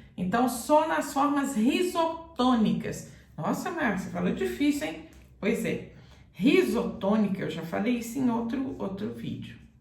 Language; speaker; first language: Portuguese; native; Portuguese